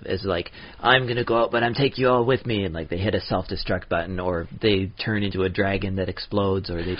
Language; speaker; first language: English; native; English